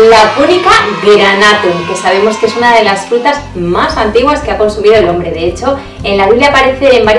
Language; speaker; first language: Spanish; native; Spanish